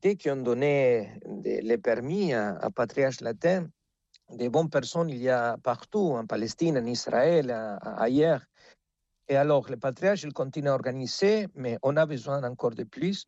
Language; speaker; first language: French; non-native, fluent; Spanish